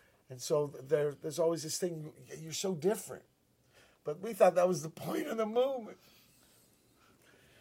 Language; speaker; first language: English; native; English